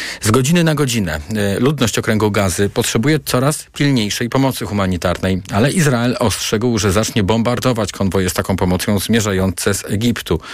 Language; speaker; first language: Polish; native; Polish